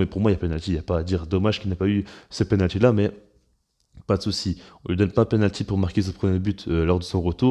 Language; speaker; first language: French; native; French